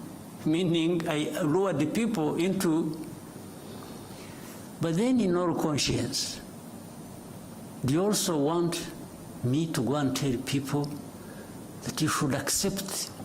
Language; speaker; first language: English; non-native, local second language; Kinyarwanda